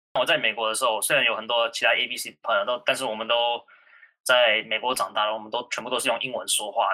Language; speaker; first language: Chinese; early bilingual, heritage; Chinese